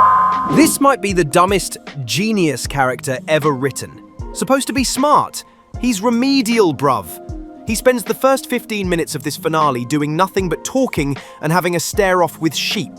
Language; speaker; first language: English; native; English